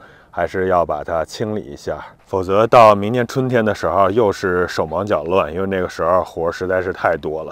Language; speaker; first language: Chinese; native; Chinese